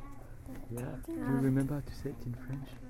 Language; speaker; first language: English; non-native, fluent; French